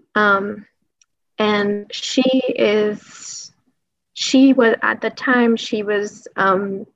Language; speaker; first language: English; early bilingual, other home language; Persian